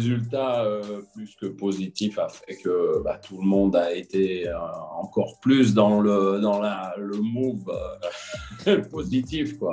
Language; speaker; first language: French; native; French